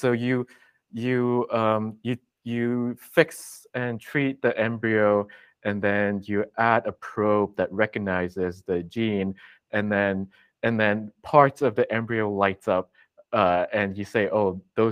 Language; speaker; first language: English; non-native, local second language; Cantonese